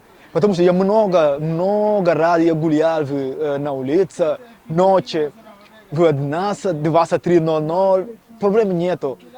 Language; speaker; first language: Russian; non-native, learner; Romanian